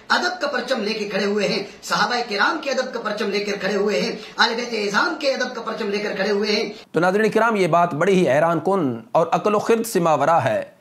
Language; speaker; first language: Urdu; non-native, local second language; Punjabi